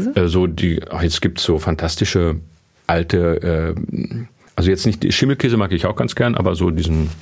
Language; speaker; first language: German; native; German